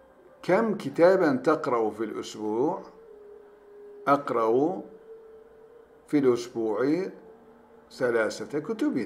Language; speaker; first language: Arabic; non-native, fluent; Turkish